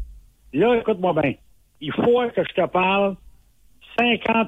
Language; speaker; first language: French; native; French